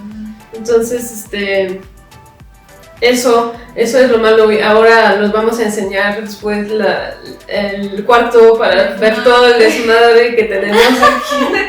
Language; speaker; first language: Spanish; non-native, fluent; French